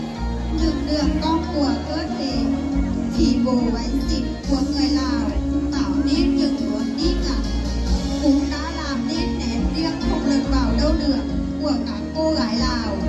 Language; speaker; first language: Vietnamese; native; Vietnamese